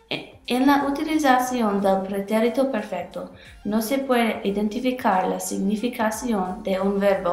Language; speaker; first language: Spanish; non-native, learner; English